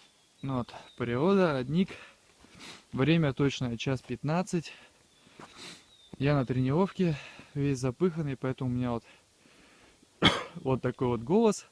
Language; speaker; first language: Russian; native; Russian